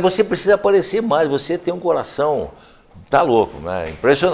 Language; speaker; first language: Portuguese; native; Portuguese